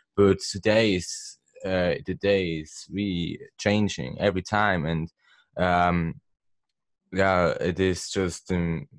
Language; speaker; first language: English; non-native, learner; Swiss German